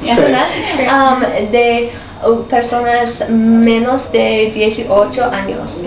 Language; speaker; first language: Spanish; non-native, learner; English